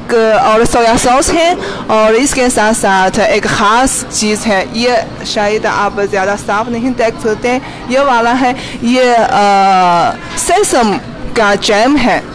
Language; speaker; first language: Hindi; non-native, fluent; Chinese